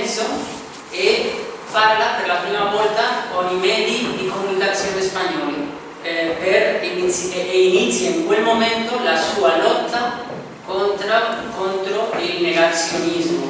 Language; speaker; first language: Italian; non-native, fluent; Spanish